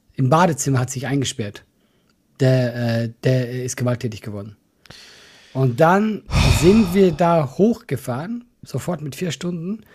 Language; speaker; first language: German; non-native, fluent; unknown